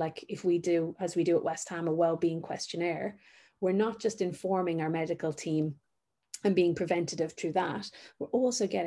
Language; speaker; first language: English; native; English